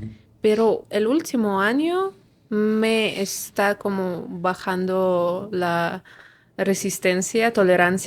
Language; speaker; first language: Spanish; non-native, fluent; Russian